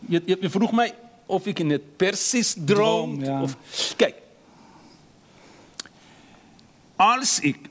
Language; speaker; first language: Dutch; non-native, fluent; Persian